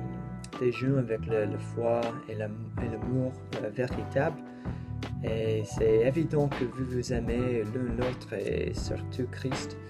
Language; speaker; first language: French; non-native, learner; English